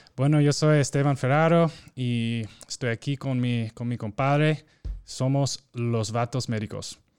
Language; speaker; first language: Spanish; non-native, fluent; English